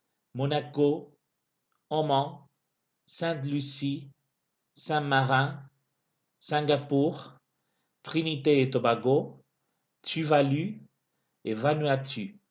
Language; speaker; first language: French; non-native, fluent; Spanish